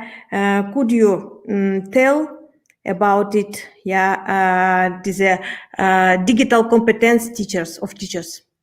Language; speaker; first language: English; non-native, learner; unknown